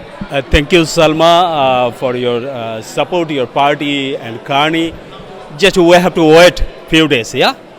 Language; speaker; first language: English; non-native, local second language; Bangla